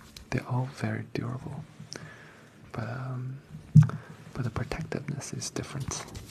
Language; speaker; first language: English; non-native, fluent; Chinese